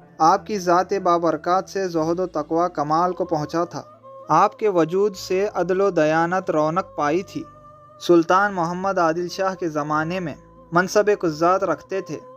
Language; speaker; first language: Urdu; native; Urdu